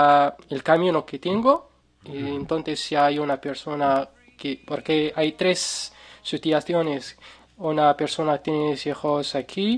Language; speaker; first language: Spanish; non-native, learner; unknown